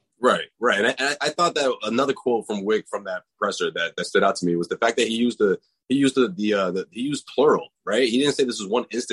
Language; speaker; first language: English; native; English